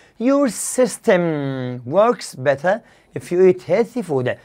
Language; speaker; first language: English; non-native, fluent; Arabic